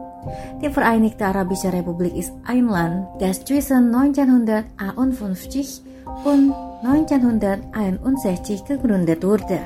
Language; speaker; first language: German; non-native, fluent; Indonesian